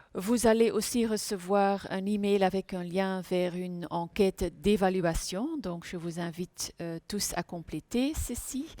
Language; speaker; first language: French; non-native, local second language; Dutch